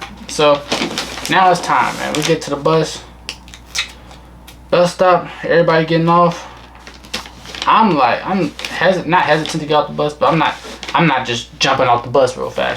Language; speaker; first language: English; native; English